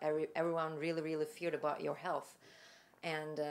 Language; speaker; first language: English; non-native, fluent; Turkish